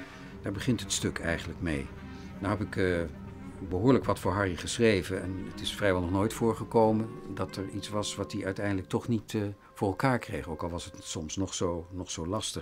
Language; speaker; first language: Dutch; native; Dutch